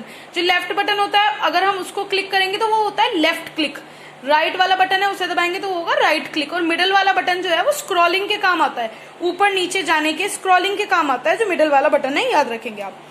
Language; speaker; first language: Hindi; native; Hindi